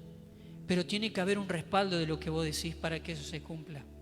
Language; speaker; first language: Spanish; native; Spanish